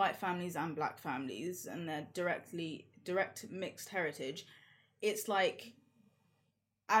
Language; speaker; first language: English; native; English